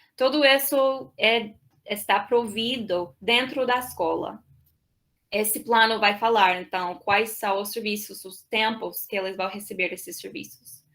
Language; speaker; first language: Portuguese; non-native, fluent; English